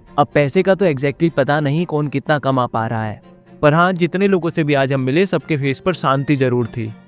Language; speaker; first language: Hindi; native; Hindi